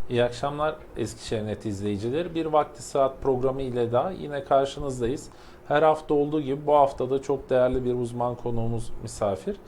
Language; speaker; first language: Turkish; native; Turkish